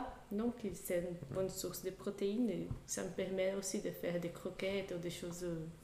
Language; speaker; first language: French; non-native, fluent; Portuguese